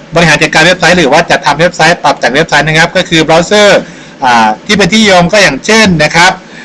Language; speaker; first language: Thai; native; Thai